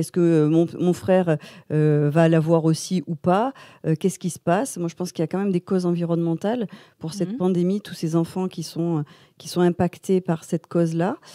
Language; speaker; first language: French; native; French